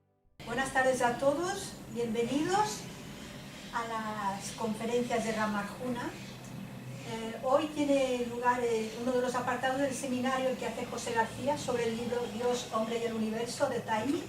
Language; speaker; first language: Spanish; native; Spanish